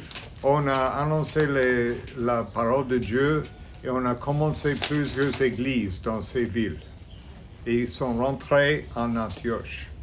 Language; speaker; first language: French; non-native, fluent; English